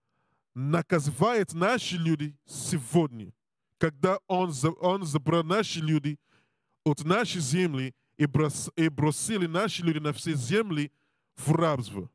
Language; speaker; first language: Russian; non-native, learner; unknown